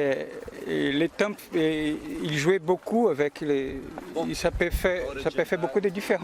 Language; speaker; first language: French; non-native, learner; Portuguese